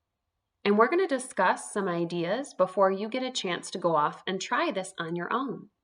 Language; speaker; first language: English; native; English